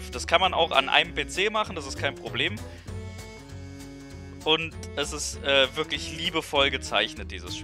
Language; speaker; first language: German; native; German